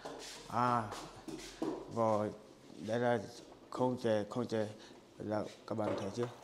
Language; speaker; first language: Vietnamese; non-native, learner; Portuguese